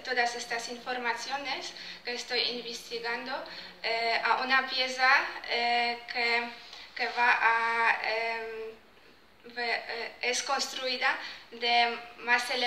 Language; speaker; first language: Spanish; non-native, fluent; Polish